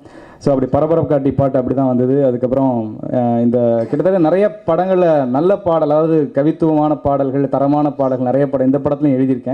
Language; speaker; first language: Tamil; native; Tamil